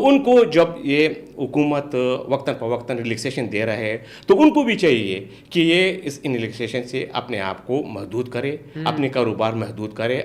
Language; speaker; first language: Urdu; non-native, local second language; Pashto